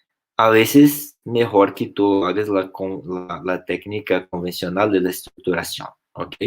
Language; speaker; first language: Spanish; non-native, fluent; Portuguese